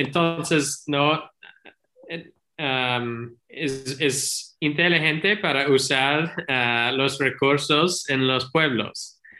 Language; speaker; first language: Spanish; non-native, learner; English